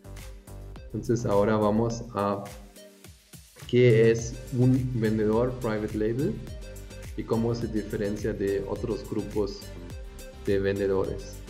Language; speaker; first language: Spanish; non-native, fluent; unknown